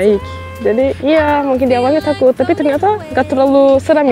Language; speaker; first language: Indonesian; non-native, fluent; Turkish